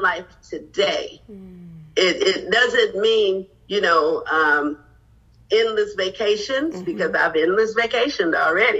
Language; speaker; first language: English; native; English